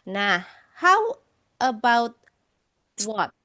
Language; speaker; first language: English; non-native, fluent; Indonesian